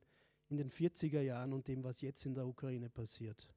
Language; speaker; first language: German; native; German